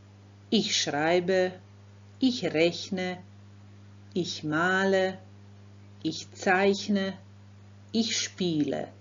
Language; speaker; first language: German; non-native, fluent; Croatian